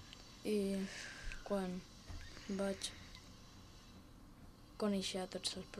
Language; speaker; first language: Catalan; non-native, local second language; Spanish